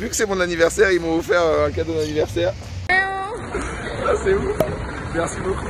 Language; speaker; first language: French; native; French